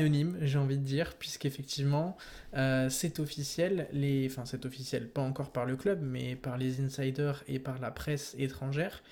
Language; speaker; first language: French; native; French